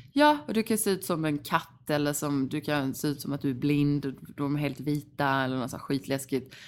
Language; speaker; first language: Swedish; native; Swedish